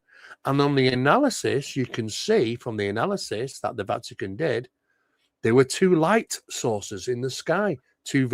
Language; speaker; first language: English; native; English